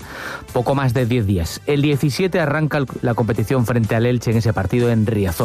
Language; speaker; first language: Spanish; native; Spanish